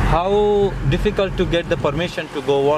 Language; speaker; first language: English; non-native, learner; Nepali